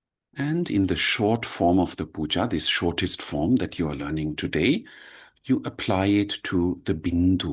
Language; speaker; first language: English; non-native, fluent; German